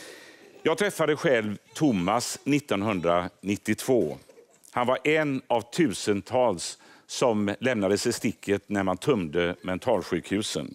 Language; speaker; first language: Swedish; native; Swedish